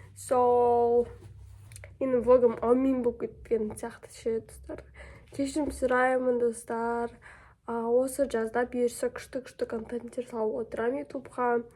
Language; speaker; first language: Kazakh; non-native, local second language; Russian